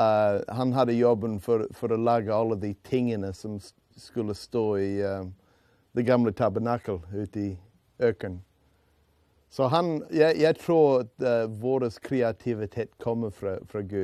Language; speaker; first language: Swedish; non-native, fluent; English